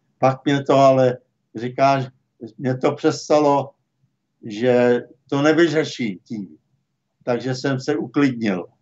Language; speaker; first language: Czech; native; Czech